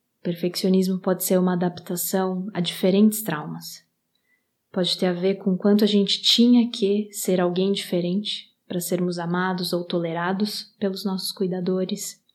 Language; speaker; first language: Portuguese; native; Portuguese